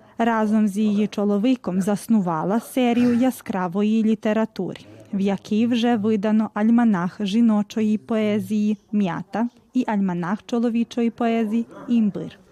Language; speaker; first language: Ukrainian; early bilingual, heritage; Ukrainian